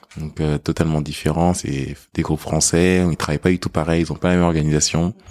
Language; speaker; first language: French; early bilingual, other home language; English